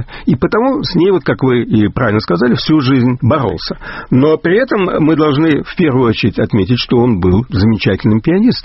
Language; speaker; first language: Russian; native; Russian